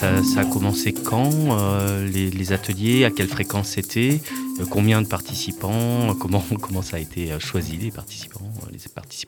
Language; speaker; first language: French; native; French